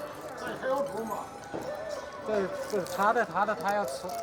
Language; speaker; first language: Chinese; native; Chinese